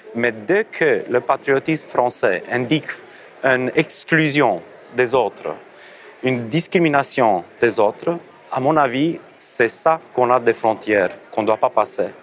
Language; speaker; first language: French; non-native, fluent; Romanian